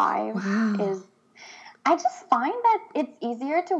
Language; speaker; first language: English; non-native, fluent; French